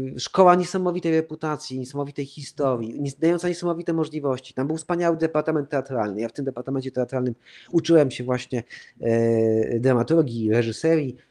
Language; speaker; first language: Polish; early bilingual, heritage; Polish